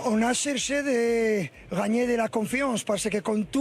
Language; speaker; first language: French; non-native, learner; Spanish